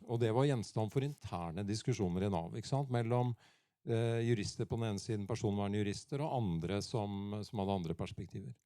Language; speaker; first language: Norwegian; native; Norwegian